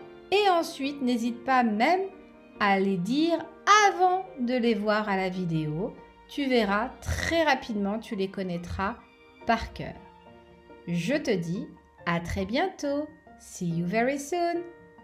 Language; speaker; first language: French; native; French